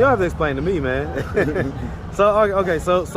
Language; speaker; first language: English; native; English